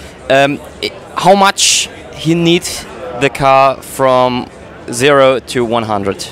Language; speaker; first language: English; non-native, learner; German